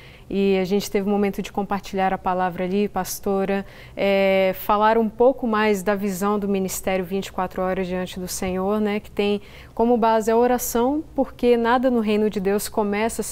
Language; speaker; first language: Portuguese; native; Portuguese